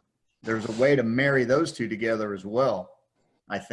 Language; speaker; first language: English; native; English